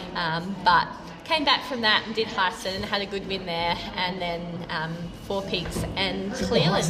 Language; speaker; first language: English; native; English